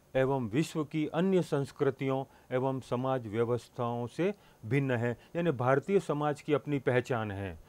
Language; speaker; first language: Hindi; native; Hindi